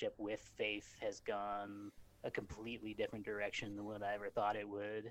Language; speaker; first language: English; native; English